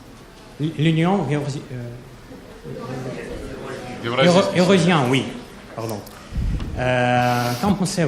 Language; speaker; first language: French; non-native, learner; Russian